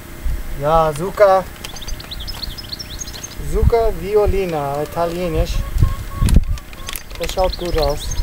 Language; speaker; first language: German; non-native, learner; Italian